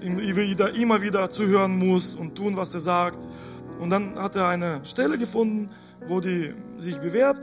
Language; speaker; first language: German; non-native, fluent; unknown